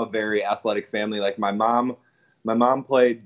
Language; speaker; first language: English; native; English